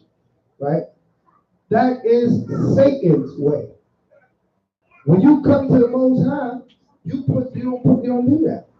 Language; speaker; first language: English; native; English